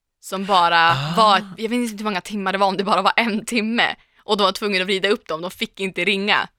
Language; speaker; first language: Swedish; native; Swedish